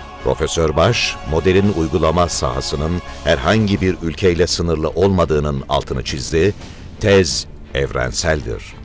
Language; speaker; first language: Turkish; native; Turkish